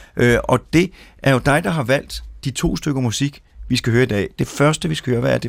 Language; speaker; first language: Danish; native; Danish